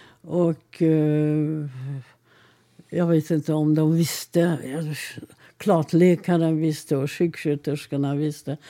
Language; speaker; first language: Swedish; non-native, fluent; Hungarian